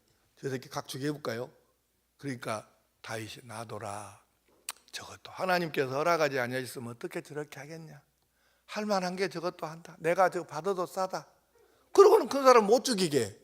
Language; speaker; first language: Korean; native; Korean